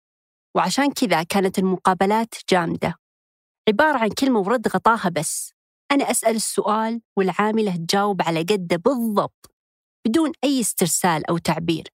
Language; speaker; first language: Arabic; native; Arabic